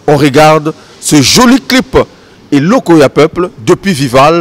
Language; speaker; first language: French; non-native, local second language; Lingala